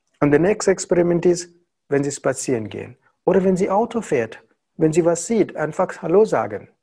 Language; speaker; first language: German; non-native, learner; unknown